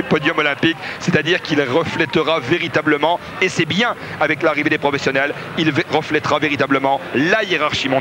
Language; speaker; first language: French; native; French